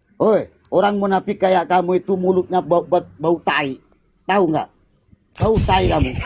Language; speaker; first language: Indonesian; non-native, local second language; Madurese